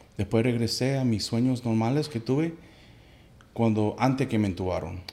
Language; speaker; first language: Spanish; early bilingual, heritage; Spanish